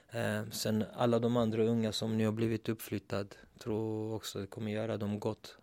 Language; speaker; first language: Swedish; early bilingual, other home language; Turkish